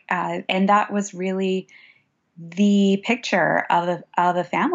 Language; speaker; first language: English; native; English